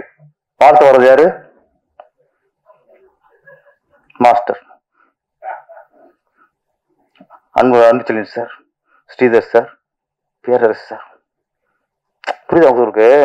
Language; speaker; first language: Tamil; native; Tamil